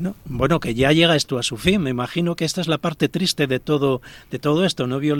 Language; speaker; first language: Spanish; native; Spanish